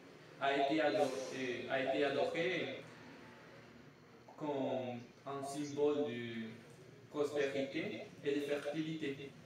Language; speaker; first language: French; non-native, learner; Spanish